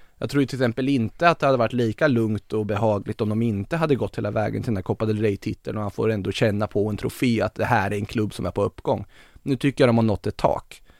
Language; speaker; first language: Swedish; native; Swedish